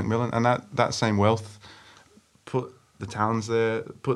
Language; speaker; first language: English; native; English